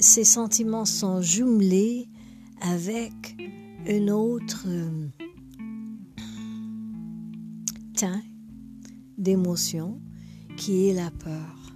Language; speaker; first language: French; non-native, fluent; English